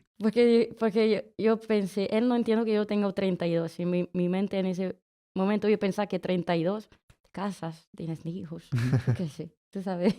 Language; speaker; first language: Spanish; non-native, fluent; French